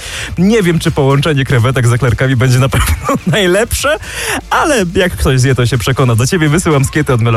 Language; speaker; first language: Polish; native; Polish